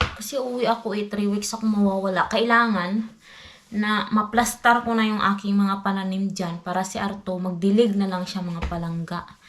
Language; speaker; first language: Filipino; non-native, local second language; Cebuano